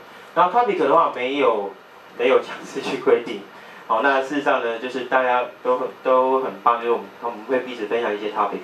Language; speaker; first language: Chinese; native; Chinese